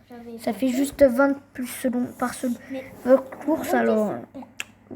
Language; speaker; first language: French; native; French